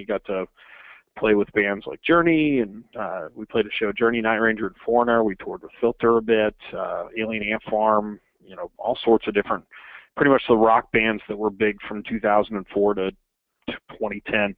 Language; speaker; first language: English; native; English